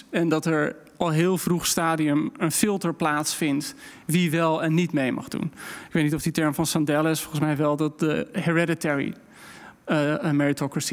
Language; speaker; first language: Dutch; native; Dutch